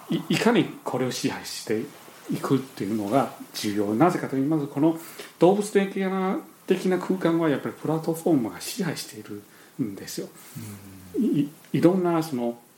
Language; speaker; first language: Japanese; non-native, fluent; Chinese